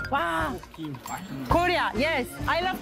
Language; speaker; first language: Korean; non-native, learner; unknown